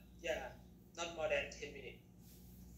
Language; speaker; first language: English; non-native, learner; Thai